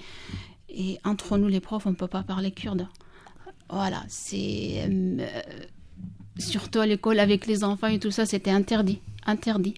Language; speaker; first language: French; non-native, learner; Kurdish